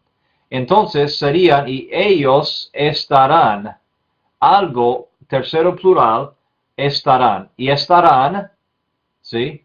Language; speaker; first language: Spanish; non-native, fluent; English